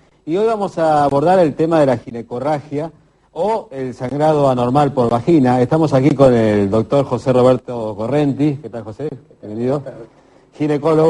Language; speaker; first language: Spanish; native; Spanish